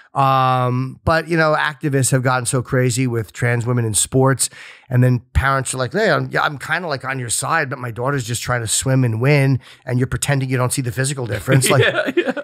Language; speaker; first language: English; native; English